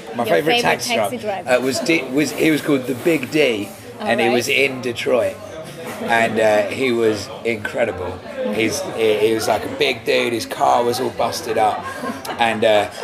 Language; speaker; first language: English; native; English